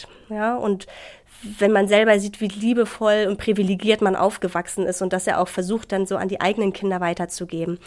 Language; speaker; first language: German; native; German